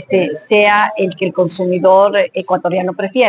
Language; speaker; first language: Spanish; native; Spanish